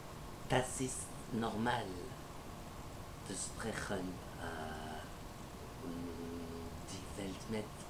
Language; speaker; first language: German; non-native, learner; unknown